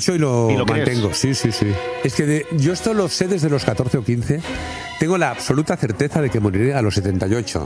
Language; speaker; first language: Spanish; native; Spanish